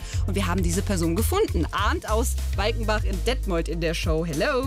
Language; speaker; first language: German; native; German